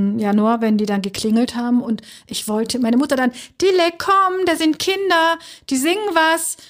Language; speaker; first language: German; early bilingual, other home language; Turkish